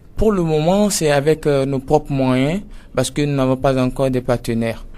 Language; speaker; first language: French; non-native, local second language; Ewe